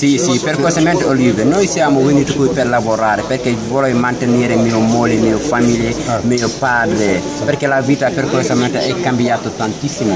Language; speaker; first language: Italian; non-native, learner; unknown